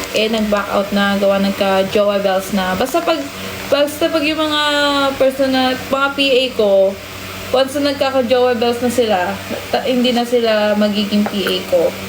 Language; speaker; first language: Filipino; native; Filipino